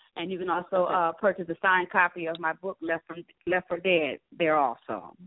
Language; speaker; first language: English; native; English